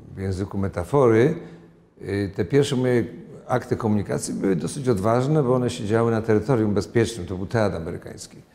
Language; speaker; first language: Polish; native; Polish